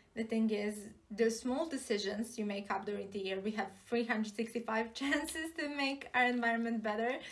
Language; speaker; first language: English; non-native, fluent; Serbian